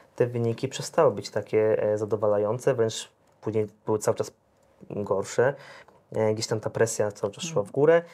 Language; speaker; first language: Polish; native; Polish